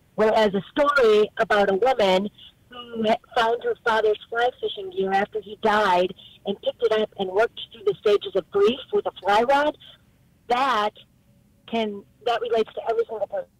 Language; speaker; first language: English; native; English